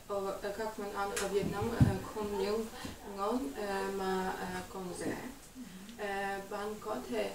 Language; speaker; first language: Vietnamese; non-native, learner; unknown